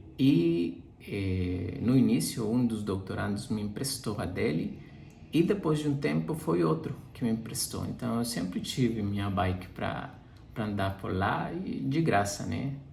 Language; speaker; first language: Portuguese; non-native, fluent; Spanish